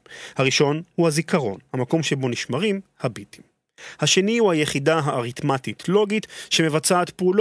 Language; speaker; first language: Hebrew; native; Hebrew